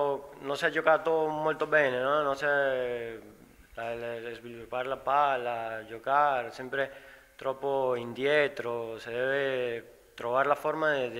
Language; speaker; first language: Italian; non-native, learner; Spanish